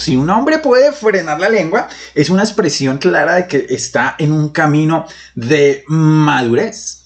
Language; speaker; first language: Spanish; native; Spanish